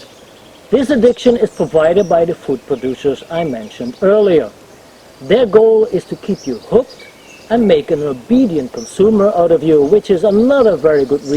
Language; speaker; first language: English; non-native, fluent; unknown